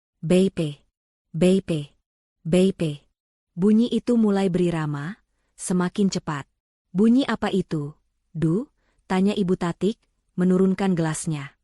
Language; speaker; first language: Indonesian; native; Indonesian